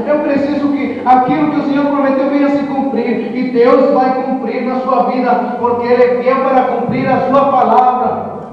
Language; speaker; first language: Portuguese; non-native, fluent; Spanish